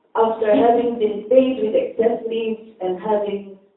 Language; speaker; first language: English; non-native, local second language; Filipino